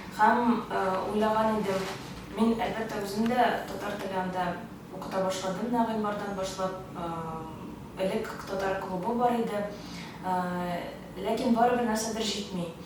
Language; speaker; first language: Tatar; early bilingual, heritage; Tatar